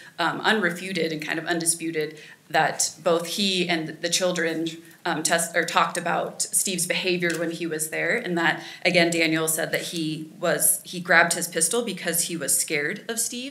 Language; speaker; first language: English; native; English